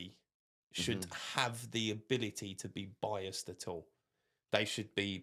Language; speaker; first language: English; native; English